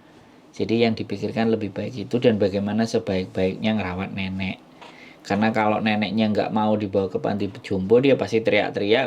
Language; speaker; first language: Indonesian; non-native, local second language; Javanese